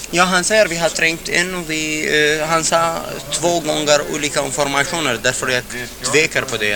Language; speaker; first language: Swedish; non-native, fluent; Arabic